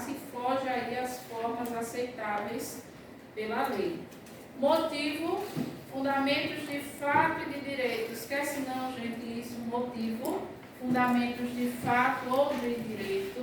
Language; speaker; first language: Portuguese; native; Portuguese